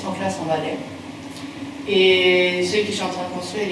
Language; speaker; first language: French; native; French